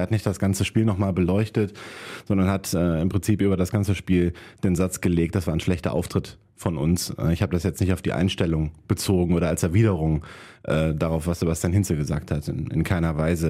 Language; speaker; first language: German; native; German